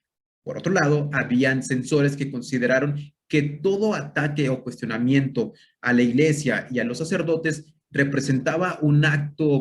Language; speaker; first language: Spanish; native; Spanish